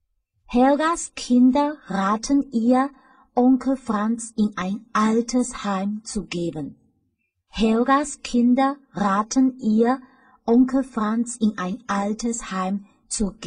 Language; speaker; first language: German; non-native, fluent; Chinese